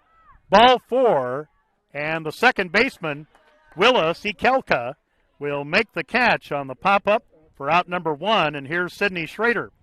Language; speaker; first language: English; native; English